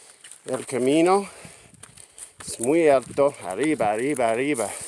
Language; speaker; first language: Spanish; non-native, learner; English